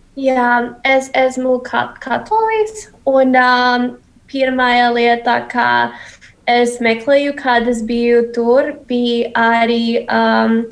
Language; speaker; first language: Latvian; non-native, learner; Spanish